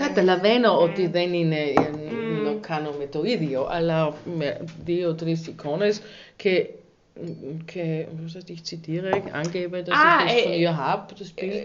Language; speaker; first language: Greek; non-native, learner; German